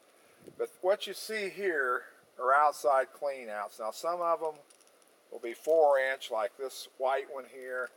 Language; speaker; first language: English; native; English